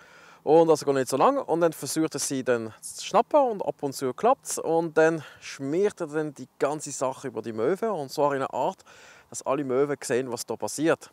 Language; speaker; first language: German; native; German